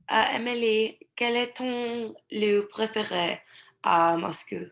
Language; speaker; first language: French; non-native, learner; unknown